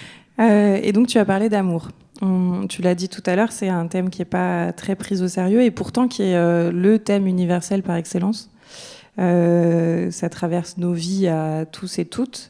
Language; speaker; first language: French; native; French